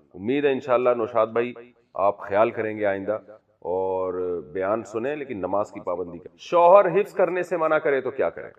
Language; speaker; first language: Urdu; native; Urdu